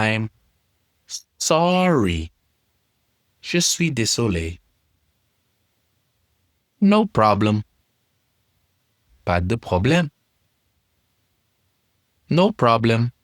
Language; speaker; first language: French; non-native, learner; English